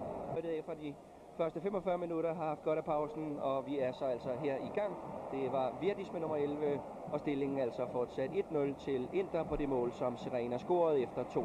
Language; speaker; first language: Danish; native; Danish